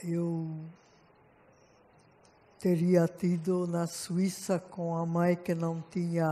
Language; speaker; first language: Portuguese; non-native, fluent; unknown